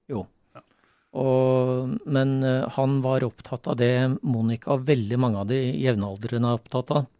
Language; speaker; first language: Norwegian; native; Norwegian